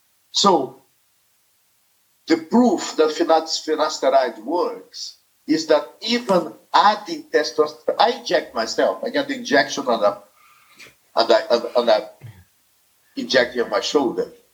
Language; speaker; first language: English; non-native, fluent; Portuguese